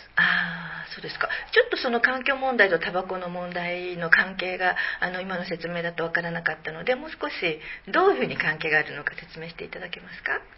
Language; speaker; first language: Japanese; native; Japanese